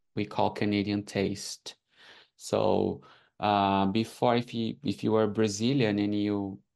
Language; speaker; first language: English; non-native, fluent; Portuguese